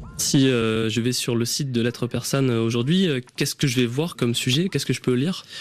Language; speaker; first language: French; native; French